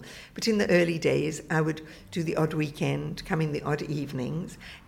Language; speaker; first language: English; native; English